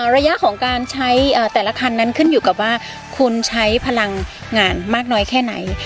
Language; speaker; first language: Thai; native; Thai